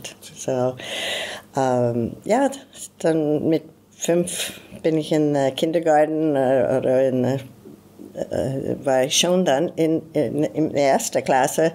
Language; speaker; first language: German; non-native, fluent; English